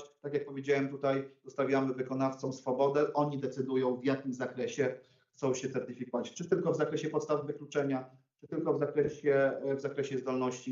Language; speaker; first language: Polish; native; Polish